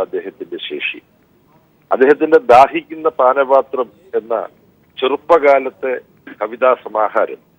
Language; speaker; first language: Malayalam; native; Malayalam